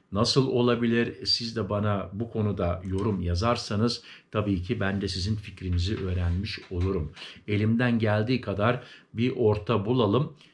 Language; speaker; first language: Turkish; early bilingual, heritage; Turkish